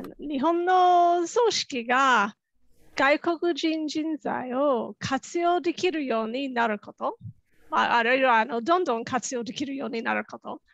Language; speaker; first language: Japanese; non-native, fluent; English